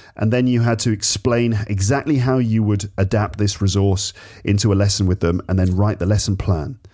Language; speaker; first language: English; native; English